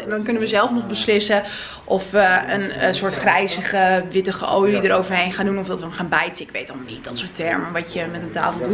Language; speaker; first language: Dutch; native; Dutch